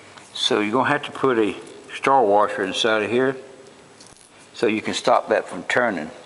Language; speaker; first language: English; native; English